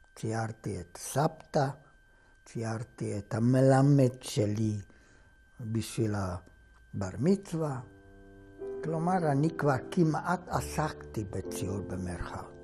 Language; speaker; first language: Hebrew; non-native, fluent; Romanian